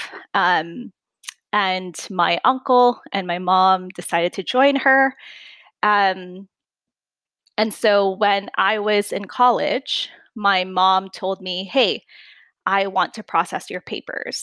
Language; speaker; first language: English; non-native, local second language; Filipino